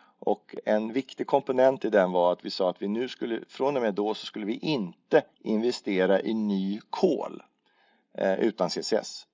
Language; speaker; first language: Swedish; native; Swedish